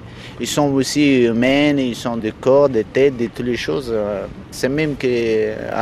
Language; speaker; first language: French; non-native, learner; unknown